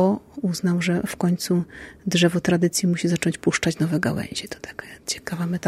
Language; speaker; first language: Polish; native; Polish